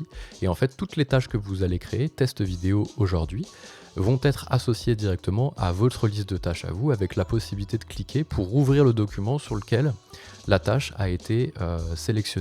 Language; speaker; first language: French; native; French